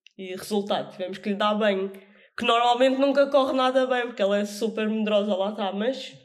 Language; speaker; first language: Portuguese; native; Portuguese